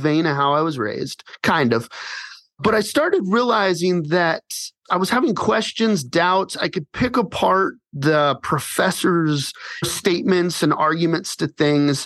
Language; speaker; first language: English; native; English